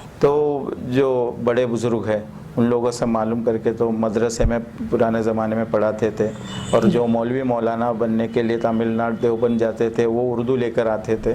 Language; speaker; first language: Hindi; early bilingual, other home language; Malayalam